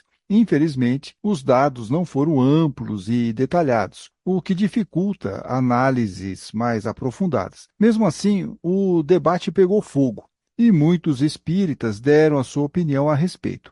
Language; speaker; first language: Portuguese; native; Portuguese